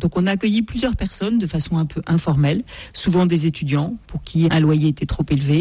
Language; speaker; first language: French; native; French